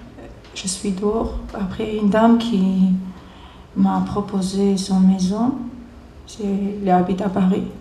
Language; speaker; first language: French; non-native, learner; Georgian